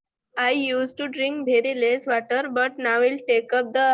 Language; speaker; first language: English; non-native, learner; Odia